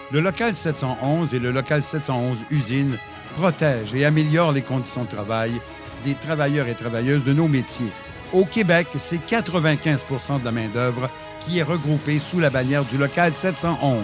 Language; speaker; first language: French; native; French